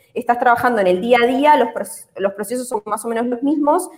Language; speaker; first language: Spanish; native; Spanish